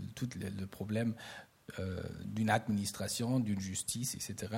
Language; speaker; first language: French; non-native, fluent; German